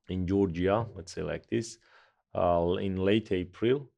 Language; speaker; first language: English; non-native, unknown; Georgian